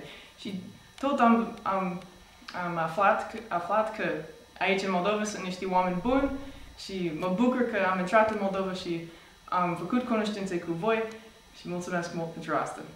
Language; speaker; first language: Romanian; non-native, fluent; English